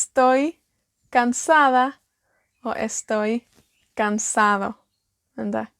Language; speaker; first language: Spanish; non-native, fluent; Welsh